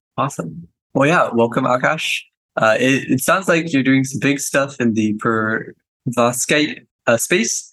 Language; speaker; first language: English; native; English